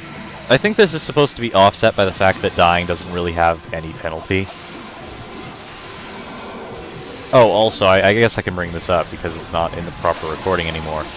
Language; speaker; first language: English; native; English